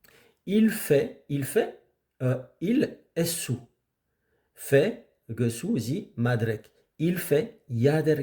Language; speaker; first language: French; non-native, fluent; Amharic